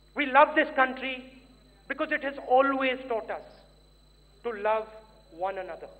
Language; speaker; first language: English; non-native, local second language; Hindi